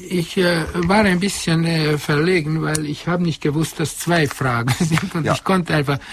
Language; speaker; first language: German; non-native, fluent; Hungarian